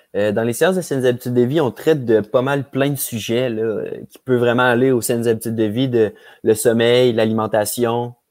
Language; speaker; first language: French; native; French